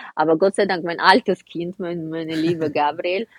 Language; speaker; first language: German; non-native, fluent; Russian